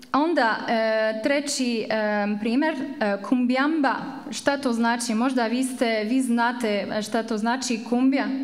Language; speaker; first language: Serbian; non-native, fluent; French